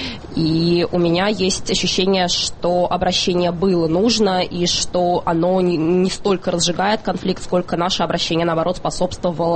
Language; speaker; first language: Russian; native; Russian